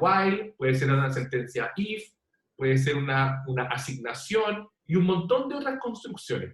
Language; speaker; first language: Spanish; native; Spanish